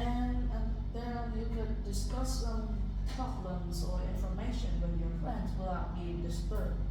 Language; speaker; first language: English; non-native, fluent; Vietnamese